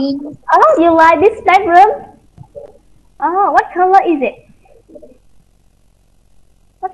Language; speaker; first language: English; non-native, fluent; Vietnamese